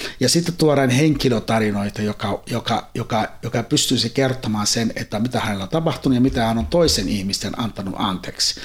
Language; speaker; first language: Finnish; non-native, fluent; Somali